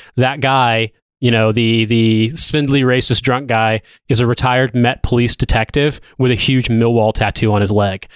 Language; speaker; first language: English; native; English